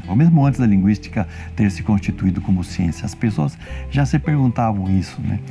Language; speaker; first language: Portuguese; native; Portuguese